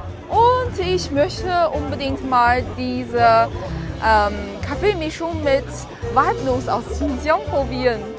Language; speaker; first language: German; non-native, fluent; Chinese